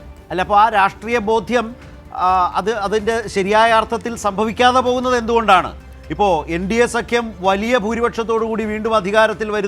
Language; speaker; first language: Malayalam; native; Malayalam